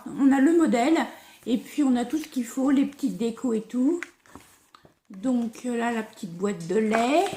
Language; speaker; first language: French; native; French